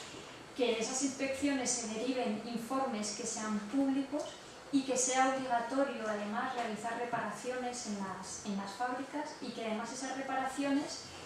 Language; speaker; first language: Spanish; native; Spanish